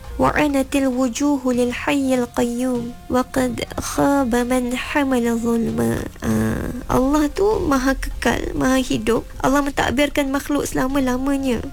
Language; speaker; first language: Malay; native; Malay